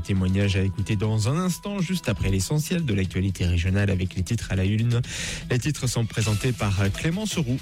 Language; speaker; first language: French; native; French